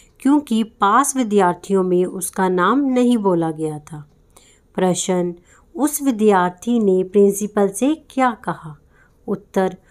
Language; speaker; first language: Hindi; non-native, local second language; Punjabi